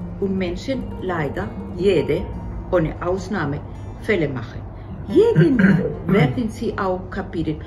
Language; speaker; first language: German; non-native, fluent; Spanish